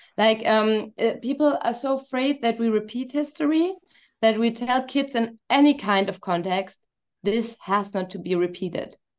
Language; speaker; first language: English; non-native, fluent; German